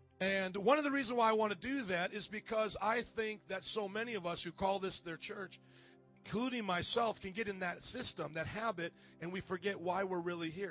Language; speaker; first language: English; native; English